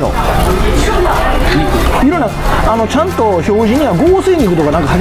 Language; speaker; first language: Japanese; native; Japanese